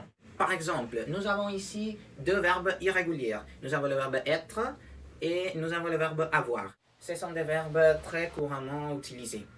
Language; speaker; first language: French; non-native, learner; Spanish